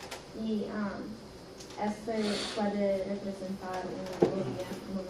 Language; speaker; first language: Spanish; non-native, learner; English